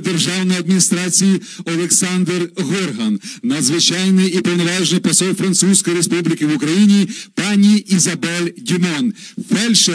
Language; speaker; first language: Ukrainian; native; Ukrainian